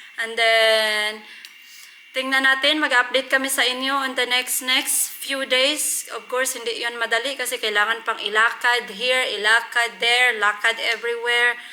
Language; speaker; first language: Filipino; non-native, local second language; Cebuano